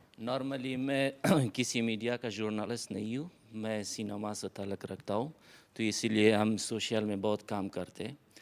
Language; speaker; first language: Hindi; non-native, fluent; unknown